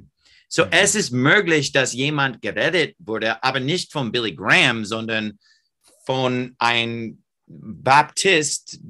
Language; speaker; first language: German; non-native, fluent; English